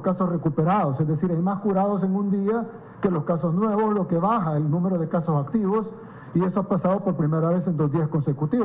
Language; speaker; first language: Spanish; native; Spanish